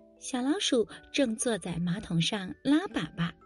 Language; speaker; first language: Chinese; native; Chinese